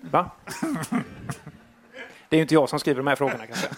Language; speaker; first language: Swedish; native; Swedish